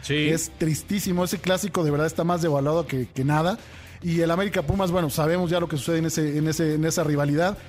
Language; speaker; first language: Spanish; native; Spanish